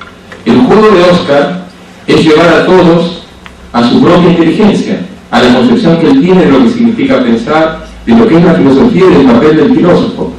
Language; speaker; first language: Spanish; native; Spanish